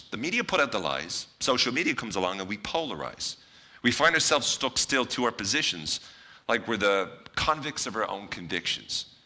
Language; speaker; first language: English; native; English